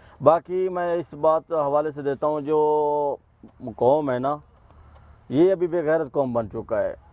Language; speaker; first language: Urdu; non-native, local second language; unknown